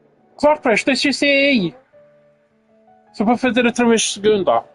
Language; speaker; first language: Portuguese; native; Portuguese